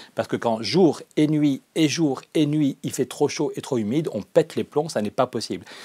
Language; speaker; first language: French; native; French